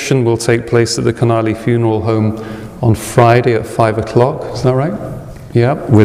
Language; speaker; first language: English; native; English